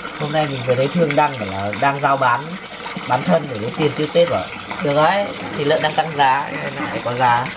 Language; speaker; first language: Vietnamese; non-native, local second language; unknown